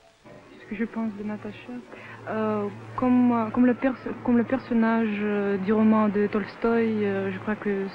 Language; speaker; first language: French; non-native, fluent; Russian